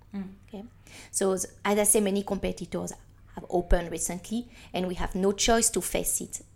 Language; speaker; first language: English; non-native, fluent; French